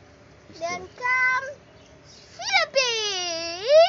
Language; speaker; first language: English; non-native, learner; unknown